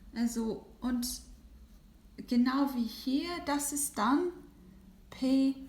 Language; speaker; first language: German; non-native, fluent; English